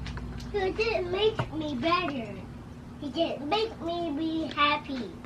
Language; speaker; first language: English; early bilingual, other home language; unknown